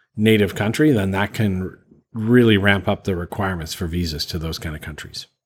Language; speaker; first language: English; native; English